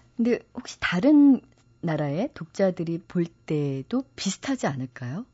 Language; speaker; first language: Korean; native; Korean